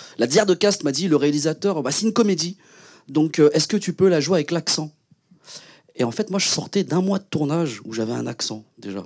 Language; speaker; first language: French; early bilingual, other home language; Vietnamese